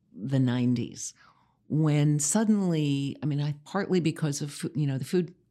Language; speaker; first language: English; native; English